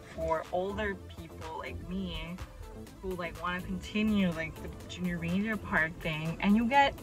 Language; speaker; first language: English; native; English